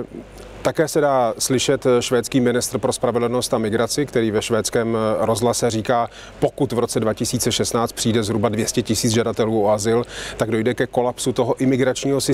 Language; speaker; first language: Czech; native; Czech